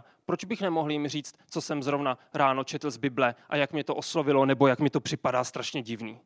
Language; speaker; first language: Czech; native; Czech